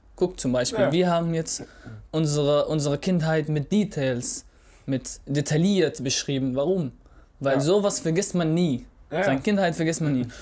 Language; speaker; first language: German; non-native, fluent; Arabic